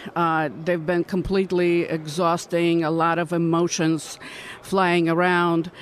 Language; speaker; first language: English; non-native, fluent; Russian